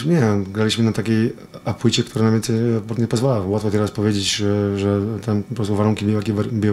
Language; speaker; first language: Polish; non-native, fluent; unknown